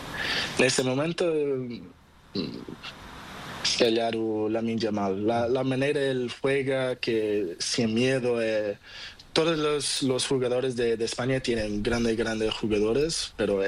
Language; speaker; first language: Spanish; non-native, learner; Portuguese